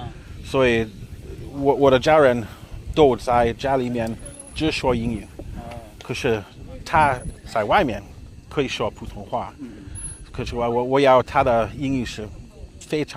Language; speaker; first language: Chinese; non-native, learner; English